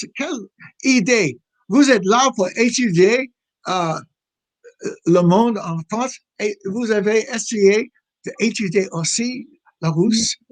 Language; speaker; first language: French; non-native, fluent; English